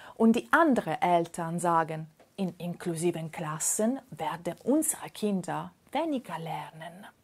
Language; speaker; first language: German; non-native, fluent; Italian